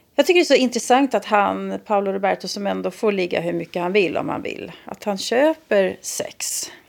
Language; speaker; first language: Swedish; native; Swedish